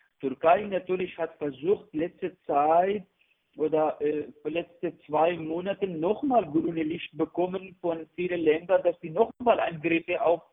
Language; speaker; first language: German; non-native, learner; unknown